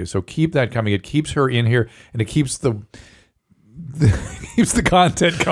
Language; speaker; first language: English; native; English